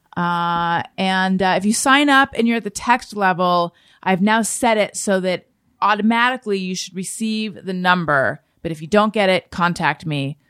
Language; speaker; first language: English; native; English